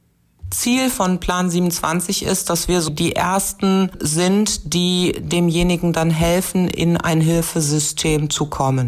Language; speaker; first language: German; native; German